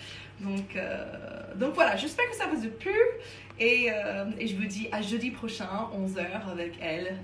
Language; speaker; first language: French; non-native, fluent; English